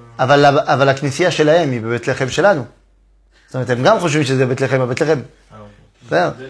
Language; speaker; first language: Hebrew; non-native, fluent; French